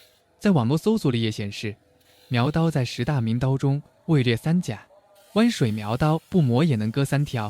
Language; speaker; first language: Chinese; native; Chinese